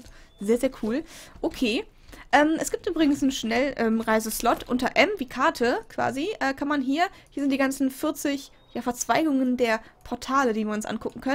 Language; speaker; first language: German; native; German